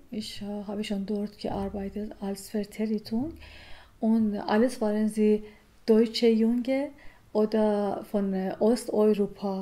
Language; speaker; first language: German; non-native, learner; Persian